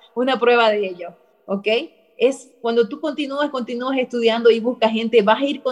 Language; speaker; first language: Spanish; native; Spanish